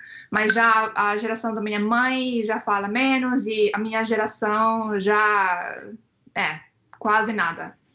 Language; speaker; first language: Portuguese; non-native, fluent; Estonian